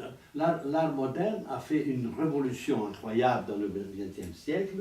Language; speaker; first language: French; non-native, fluent; Italian